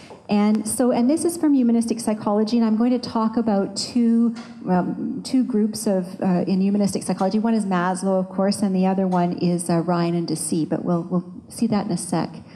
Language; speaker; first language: English; early bilingual, other home language; French